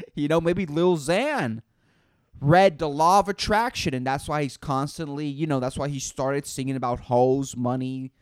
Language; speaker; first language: English; non-native, fluent; Spanish